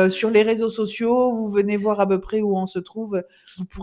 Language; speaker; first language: French; native; French